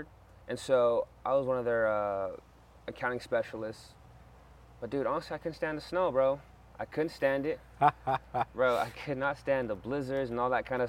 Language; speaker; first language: English; non-native, fluent; French